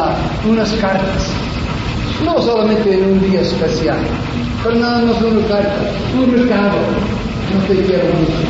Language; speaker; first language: Spanish; non-native, fluent; English